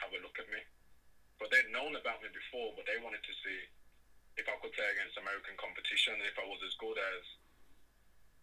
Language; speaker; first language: English; native; English